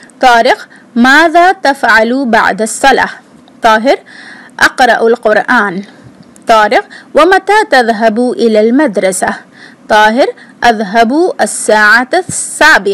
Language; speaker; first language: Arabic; non-native, fluent; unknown